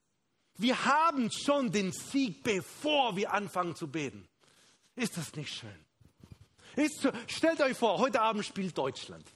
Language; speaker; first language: German; non-native, fluent; Spanish